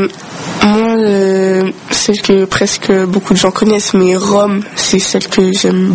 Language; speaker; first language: French; early bilingual, other home language; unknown